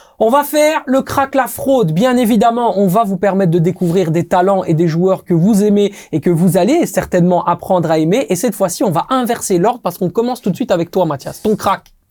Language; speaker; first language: French; native; French